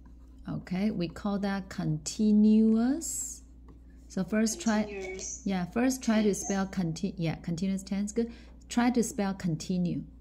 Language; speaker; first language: English; non-native, fluent; Chinese